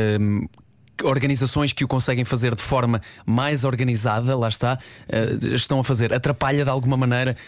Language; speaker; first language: Portuguese; native; Portuguese